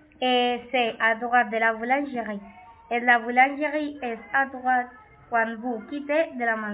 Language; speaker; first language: French; non-native, learner; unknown